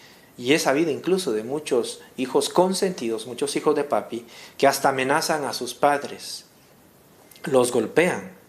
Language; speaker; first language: Spanish; native; Spanish